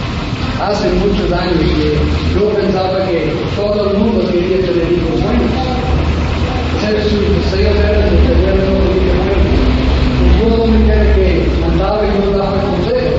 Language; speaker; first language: Spanish; non-native, fluent; English